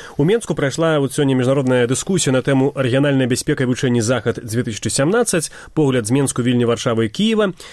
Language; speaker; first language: Belarusian; native; Belarusian